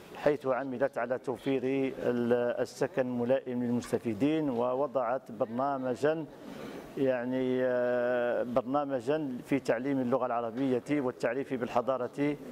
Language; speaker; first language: Arabic; native; Arabic